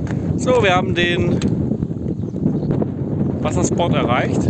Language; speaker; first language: German; native; German